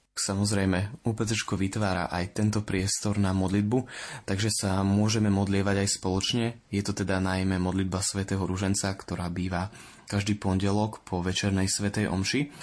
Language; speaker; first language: Slovak; native; Slovak